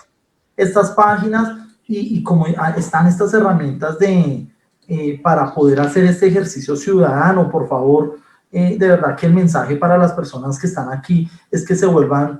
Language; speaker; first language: Spanish; native; Spanish